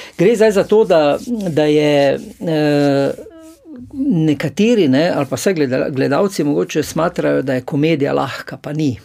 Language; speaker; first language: Slovenian; native; Slovenian